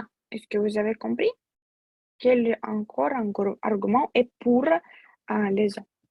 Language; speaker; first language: French; non-native, fluent; Russian